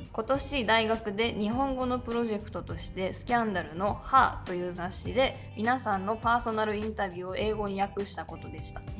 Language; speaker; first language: Japanese; native; Japanese